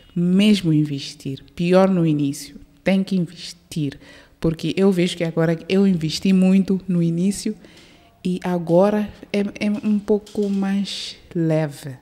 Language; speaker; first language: Portuguese; early bilingual, heritage; Portuguese